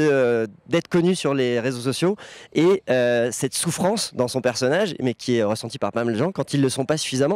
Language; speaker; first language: French; native; French